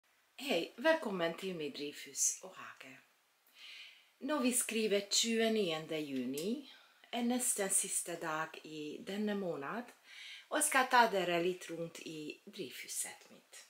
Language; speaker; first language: Swedish; non-native, learner; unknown